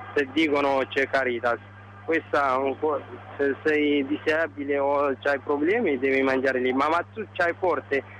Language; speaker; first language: Italian; non-native, learner; Tigrinya